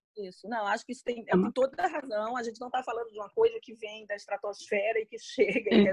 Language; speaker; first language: Portuguese; native; Portuguese